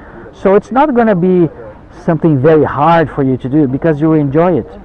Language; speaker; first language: English; non-native, fluent; Portuguese